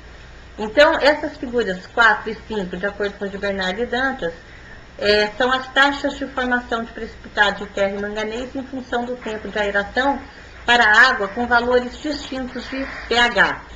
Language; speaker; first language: Portuguese; native; Portuguese